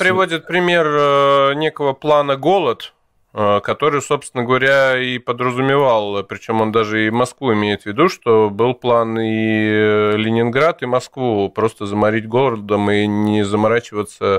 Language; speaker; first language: Russian; native; Russian